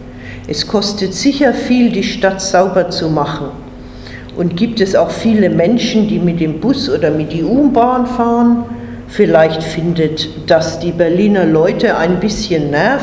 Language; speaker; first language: German; non-native, fluent; English